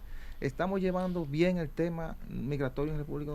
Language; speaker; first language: Spanish; native; Spanish